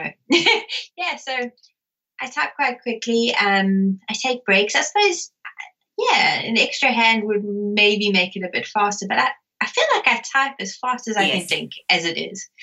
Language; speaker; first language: English; native; English